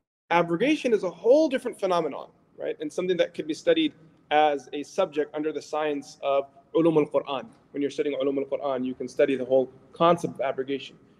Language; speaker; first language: English; native; English